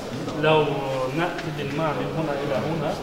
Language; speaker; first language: Arabic; non-native, fluent; Kyrgyz